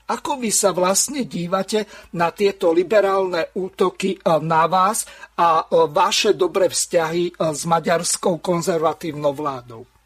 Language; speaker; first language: Slovak; native; Slovak